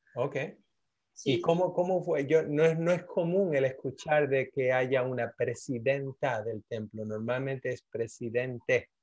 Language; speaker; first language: Spanish; native; Spanish